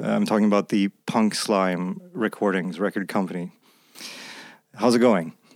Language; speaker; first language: English; non-native, fluent; Swedish